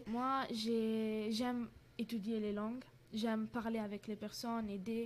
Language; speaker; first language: French; non-native, learner; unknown